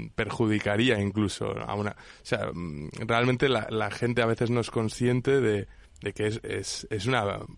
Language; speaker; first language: Spanish; native; Spanish